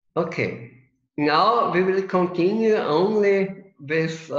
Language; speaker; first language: English; non-native, fluent; German